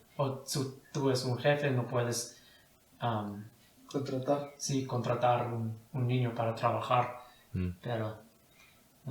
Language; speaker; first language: Spanish; non-native, fluent; English